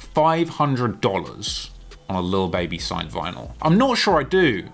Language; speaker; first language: English; native; English